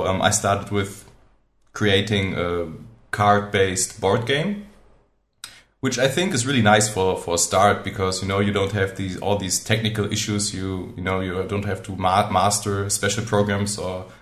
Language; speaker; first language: English; non-native, fluent; German